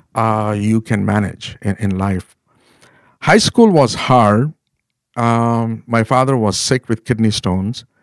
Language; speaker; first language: English; non-native, local second language; Urdu